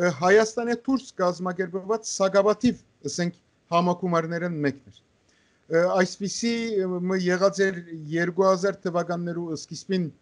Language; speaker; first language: Armenian; native; Armenian